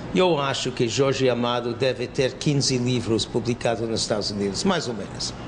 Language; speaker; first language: Portuguese; non-native, fluent; English